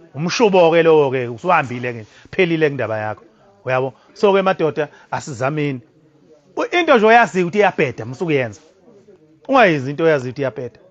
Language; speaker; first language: Zulu; native; Zulu